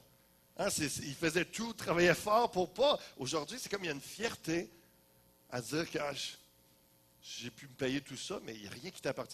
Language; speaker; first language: French; native; French